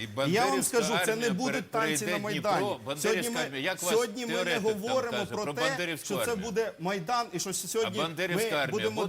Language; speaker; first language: Ukrainian; native; Ukrainian